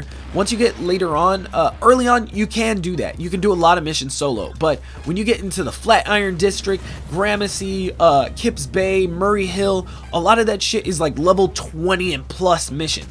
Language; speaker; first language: English; native; English